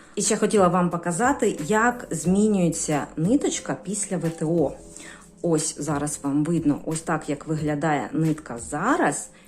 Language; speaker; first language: Ukrainian; native; Ukrainian